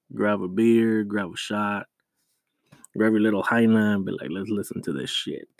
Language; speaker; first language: English; early bilingual, other home language; Spanish